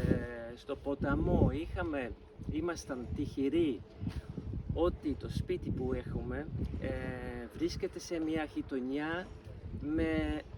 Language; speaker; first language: Greek; non-native, fluent; Dutch